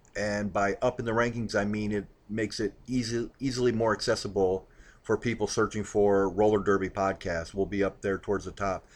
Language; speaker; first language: English; native; English